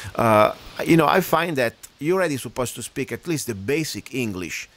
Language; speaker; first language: English; non-native, fluent; Italian